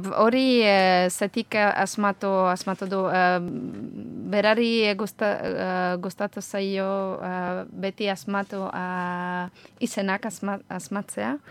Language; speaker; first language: Basque; non-native, learner; Ukrainian